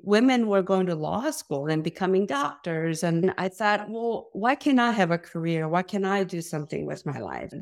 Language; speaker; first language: English; early bilingual, other home language; Korean